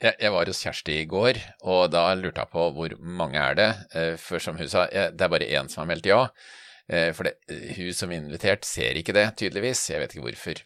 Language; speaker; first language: Norwegian; native; Norwegian